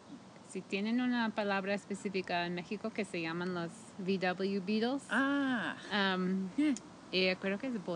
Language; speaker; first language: Spanish; non-native, fluent; English